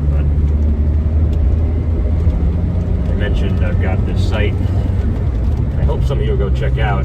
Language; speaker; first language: English; native; English